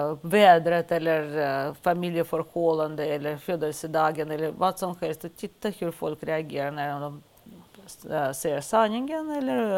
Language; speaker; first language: Swedish; non-native, fluent; Russian